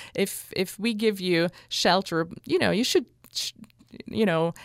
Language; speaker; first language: English; non-native, fluent; German